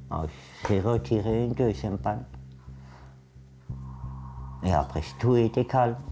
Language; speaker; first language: French; non-native, local second language; Swiss German